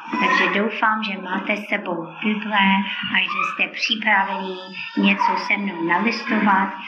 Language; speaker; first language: Czech; non-native, fluent; English